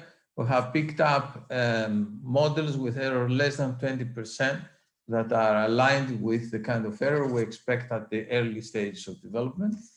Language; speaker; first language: English; non-native, fluent; Greek